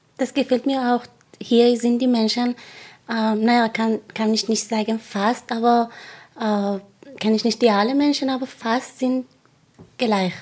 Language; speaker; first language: German; non-native, learner; Persian